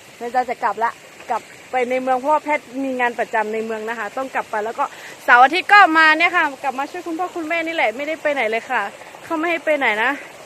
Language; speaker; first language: Thai; non-native, local second language; S'gaw Karen